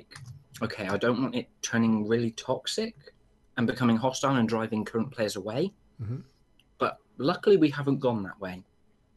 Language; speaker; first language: English; native; English